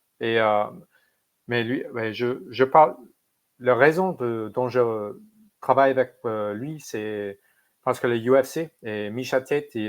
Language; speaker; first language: French; non-native, fluent; English